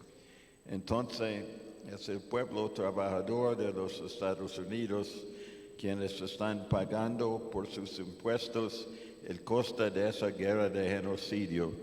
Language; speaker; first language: Spanish; non-native, fluent; English